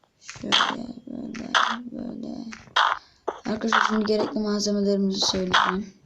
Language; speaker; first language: Turkish; native; Turkish